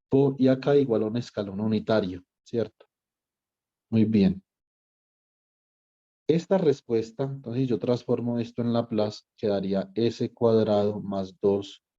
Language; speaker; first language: Spanish; native; Spanish